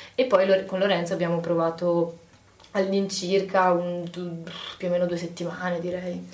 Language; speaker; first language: Italian; native; Italian